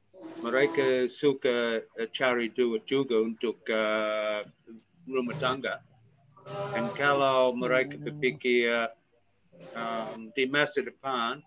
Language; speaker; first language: Indonesian; non-native, fluent; English